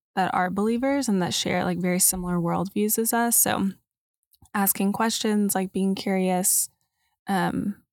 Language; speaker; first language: English; native; English